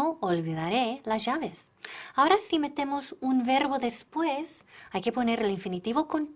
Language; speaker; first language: Spanish; non-native, fluent; English